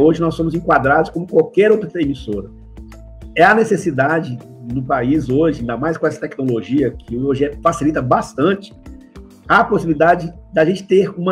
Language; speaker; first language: Portuguese; native; Portuguese